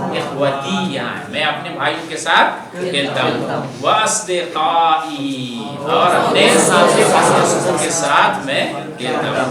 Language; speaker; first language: Urdu; native; Urdu